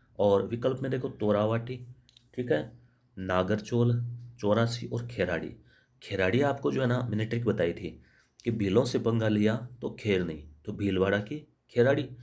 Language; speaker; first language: Hindi; native; Hindi